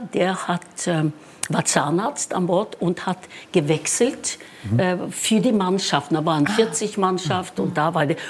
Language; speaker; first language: German; non-native, fluent; Norwegian